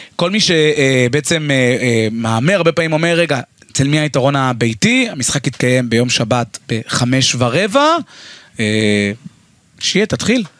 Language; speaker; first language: Hebrew; native; Hebrew